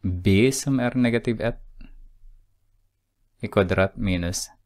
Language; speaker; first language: Swedish; non-native, fluent; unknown